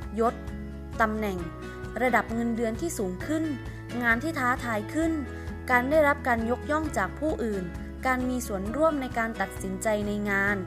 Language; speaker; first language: Thai; native; Thai